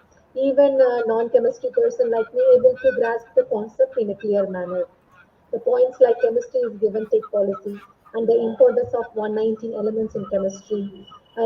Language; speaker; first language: English; non-native, local second language; Tamil